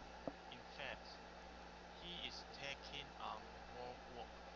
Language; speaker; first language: English; non-native, learner; Chinese